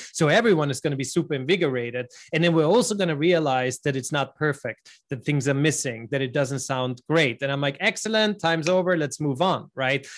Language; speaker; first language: English; non-native, fluent; German